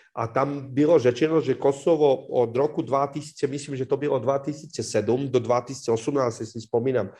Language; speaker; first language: Czech; non-native, fluent; Serbian